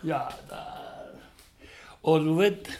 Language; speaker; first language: Swedish; non-native, learner; Spanish